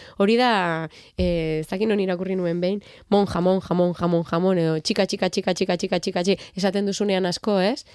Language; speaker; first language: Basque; non-native, local second language; Spanish